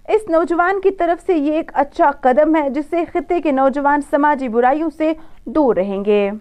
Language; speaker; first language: Urdu; non-native, local second language; Kashmiri